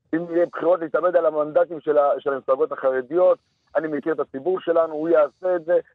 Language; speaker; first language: Hebrew; early bilingual, other home language; Arabic